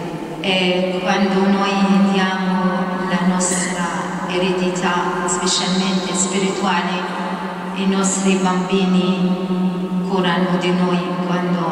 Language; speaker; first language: Italian; non-native, fluent; Arabic